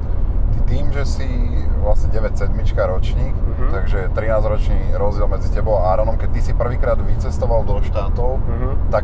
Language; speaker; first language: Slovak; native; Slovak